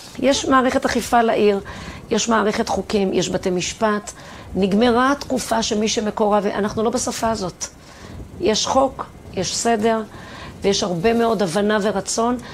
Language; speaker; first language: Hebrew; native; Hebrew